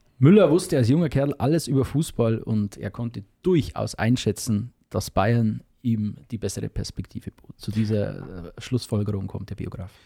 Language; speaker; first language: German; native; German